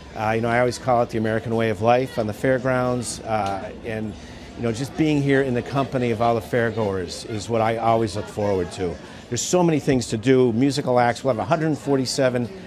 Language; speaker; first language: English; native; English